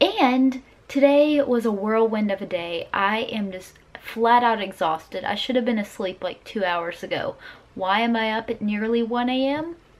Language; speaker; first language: English; native; English